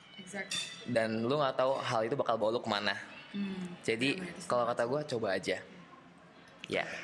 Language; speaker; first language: Indonesian; native; Indonesian